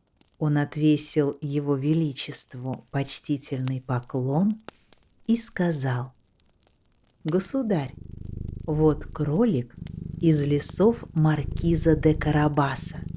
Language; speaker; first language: Russian; native; Russian